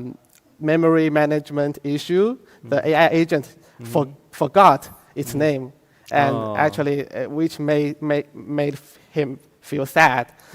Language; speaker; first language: English; non-native, fluent; Chinese